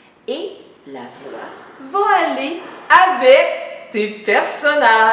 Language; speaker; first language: French; native; French